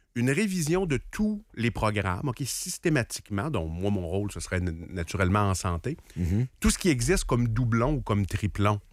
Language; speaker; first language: French; native; French